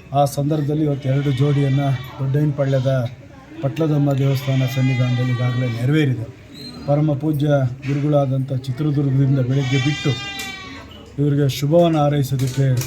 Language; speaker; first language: Kannada; native; Kannada